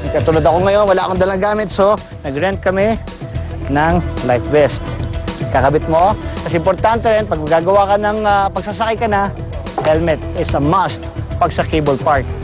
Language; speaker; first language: Filipino; native; Filipino